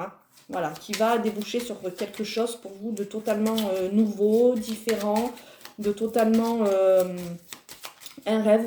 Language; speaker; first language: French; native; French